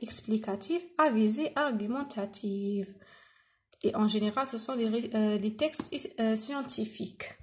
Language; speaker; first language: French; non-native, local second language; Arabic